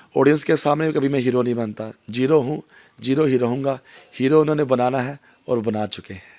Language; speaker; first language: Hindi; non-native, local second language; Punjabi